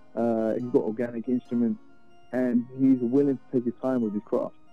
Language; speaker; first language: English; native; English